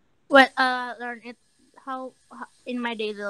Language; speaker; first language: English; non-native, learner; Indonesian